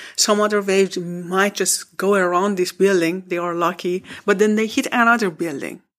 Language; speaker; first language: English; non-native, fluent; Persian